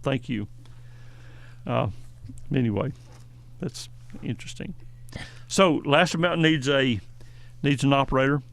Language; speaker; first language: English; native; English